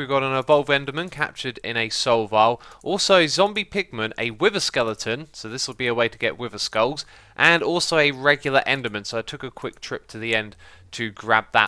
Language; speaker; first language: English; native; English